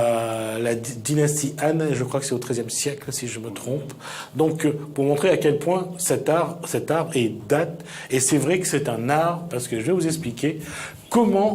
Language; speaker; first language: French; native; French